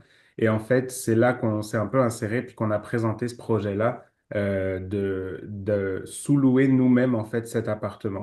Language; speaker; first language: French; native; French